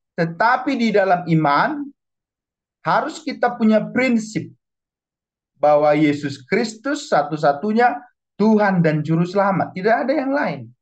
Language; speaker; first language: Indonesian; non-native, local second language; Batak Toba